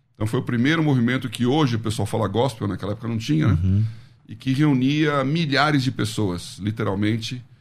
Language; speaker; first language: Portuguese; native; Portuguese